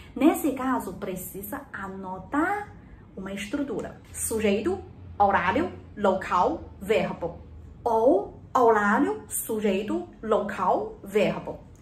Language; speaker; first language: Portuguese; non-native, learner; Chinese